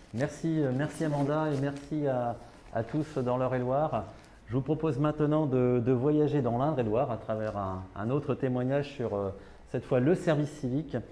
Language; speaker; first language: French; native; French